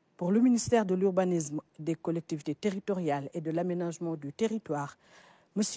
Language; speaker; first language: French; non-native, local second language; Wolof